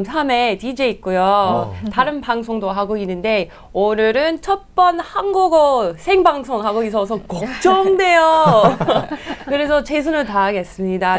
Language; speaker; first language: Korean; non-native, learner; English